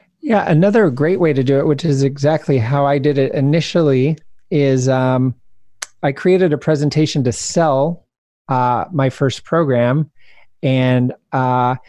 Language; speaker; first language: English; native; English